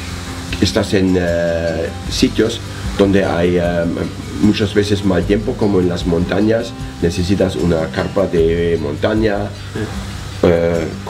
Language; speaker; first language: Spanish; non-native, learner; German